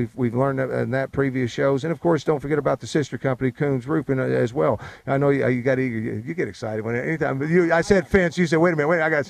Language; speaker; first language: English; native; English